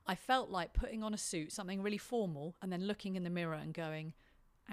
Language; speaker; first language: English; native; English